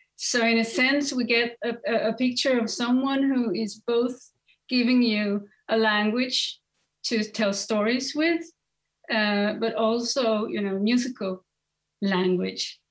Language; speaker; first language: English; non-native, fluent; Swedish